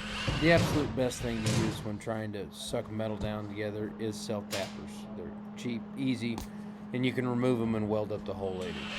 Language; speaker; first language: English; native; English